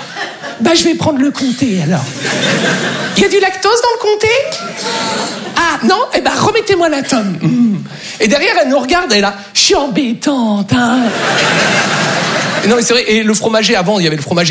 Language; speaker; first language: French; native; French